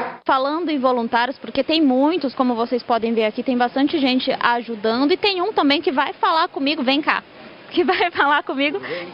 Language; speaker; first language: Portuguese; native; Portuguese